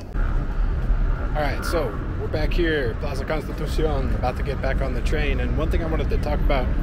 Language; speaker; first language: English; native; English